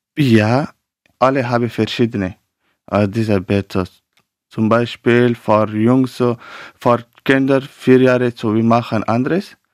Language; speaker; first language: German; non-native, learner; Pashto